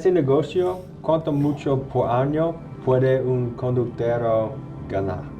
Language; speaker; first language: Spanish; non-native, learner; English